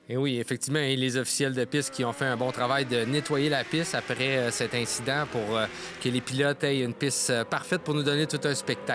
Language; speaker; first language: French; native; French